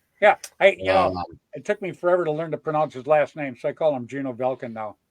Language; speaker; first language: English; native; English